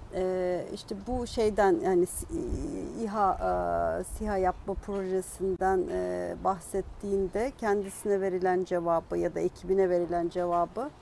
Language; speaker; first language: Turkish; non-native, local second language; Kurdish